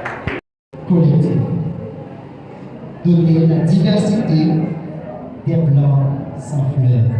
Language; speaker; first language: French; non-native, local second language; Haitian Creole